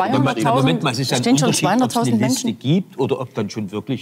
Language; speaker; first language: German; native; German